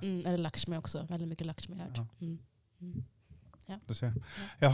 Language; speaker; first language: Swedish; early bilingual, other home language; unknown